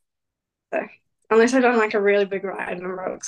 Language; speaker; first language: English; native; English